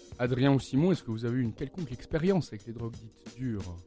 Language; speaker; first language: French; native; French